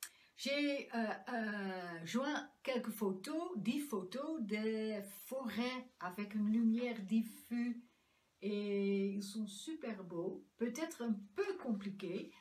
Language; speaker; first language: French; non-native, fluent; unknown